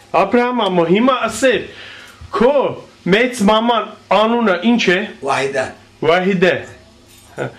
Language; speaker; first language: Armenian; native; Armenian